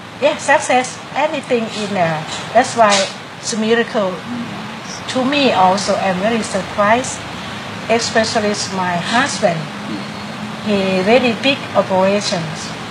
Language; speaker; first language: English; non-native, learner; Thai